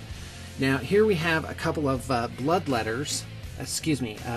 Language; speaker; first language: English; native; English